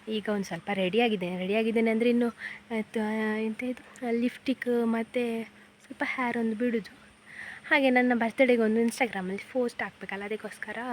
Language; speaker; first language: Kannada; non-native, local second language; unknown